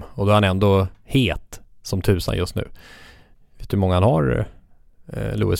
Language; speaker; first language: Swedish; native; Swedish